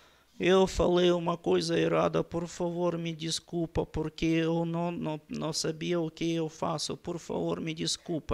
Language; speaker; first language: Portuguese; non-native, learner; Russian